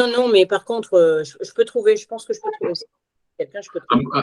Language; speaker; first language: French; native; French